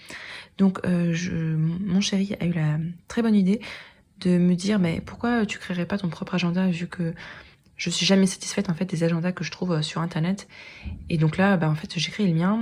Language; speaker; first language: French; native; French